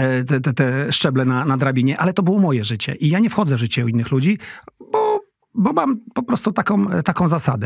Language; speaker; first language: Polish; native; Polish